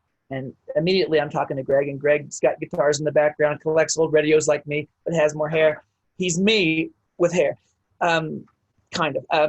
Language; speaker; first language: English; native; English